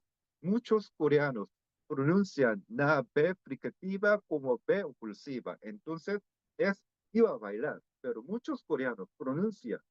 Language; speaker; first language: Spanish; non-native, fluent; Korean